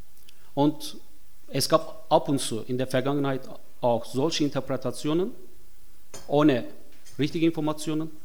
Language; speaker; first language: German; non-native, fluent; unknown